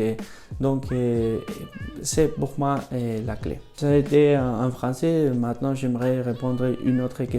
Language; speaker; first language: French; non-native, fluent; Spanish